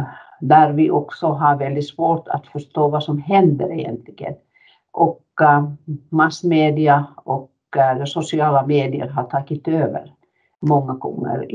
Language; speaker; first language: Swedish; non-native, fluent; Finnish